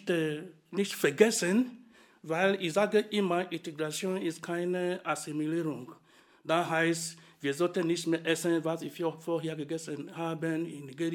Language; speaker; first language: German; non-native, fluent; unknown